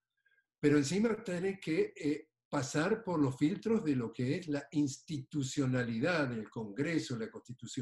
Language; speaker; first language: Spanish; native; Spanish